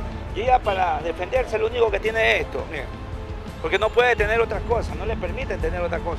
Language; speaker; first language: Spanish; native; Spanish